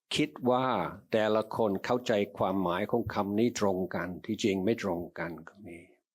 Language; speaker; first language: Thai; non-native, fluent; English